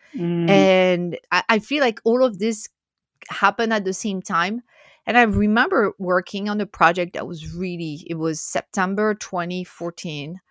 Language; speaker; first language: English; non-native, fluent; French